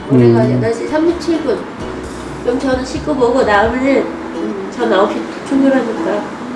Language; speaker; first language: Korean; non-native, fluent; Khmer